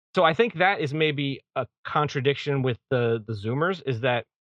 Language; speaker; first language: English; native; English